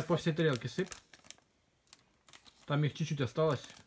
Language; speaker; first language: Russian; native; Russian